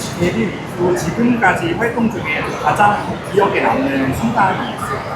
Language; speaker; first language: Korean; non-native, fluent; Thai